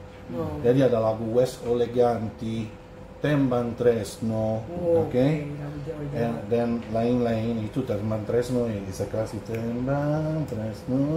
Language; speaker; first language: Indonesian; non-native, learner; English